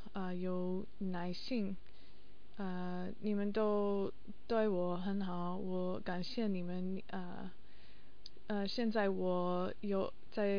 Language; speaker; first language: Chinese; non-native, learner; English